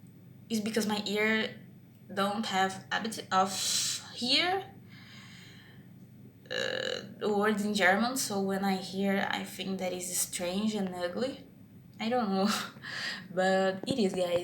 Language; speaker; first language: English; non-native, learner; Portuguese